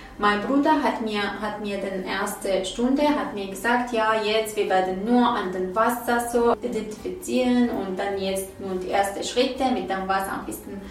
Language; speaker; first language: German; non-native, learner; Arabic